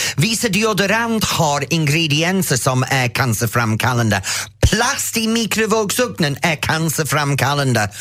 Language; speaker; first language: Swedish; non-native, fluent; English